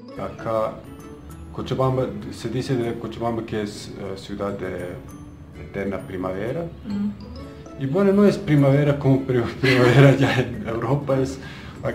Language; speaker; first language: Spanish; non-native, fluent; Bosnian